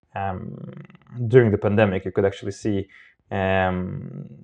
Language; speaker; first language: English; non-native, fluent; Romanian